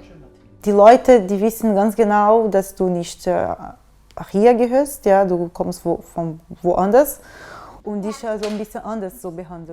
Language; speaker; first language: German; non-native, fluent; Portuguese